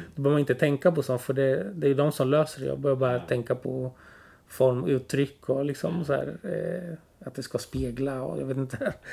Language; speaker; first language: Swedish; early bilingual, other home language; Spanish